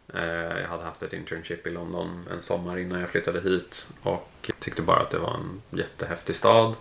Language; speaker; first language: Swedish; native; Swedish